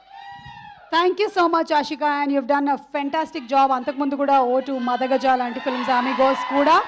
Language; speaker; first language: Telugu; native; Telugu